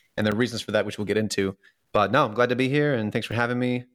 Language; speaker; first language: English; early bilingual, other home language; Russian